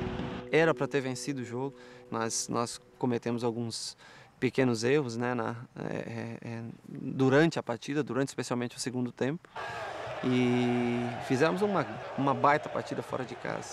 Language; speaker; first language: Portuguese; native; Portuguese